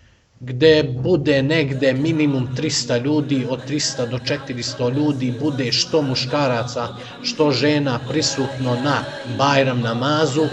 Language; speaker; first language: Bosnian; native; Bosnian